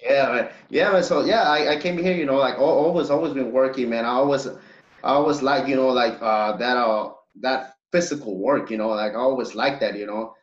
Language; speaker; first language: English; early bilingual, other home language; Spanish